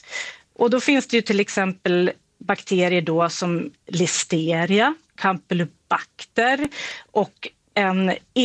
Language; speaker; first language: Swedish; native; Swedish